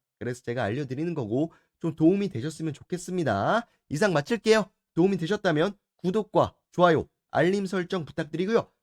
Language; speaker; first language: Korean; native; Korean